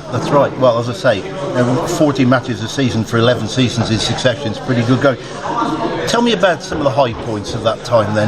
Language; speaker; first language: English; native; English